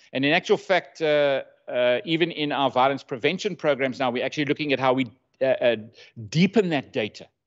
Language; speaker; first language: English; native; English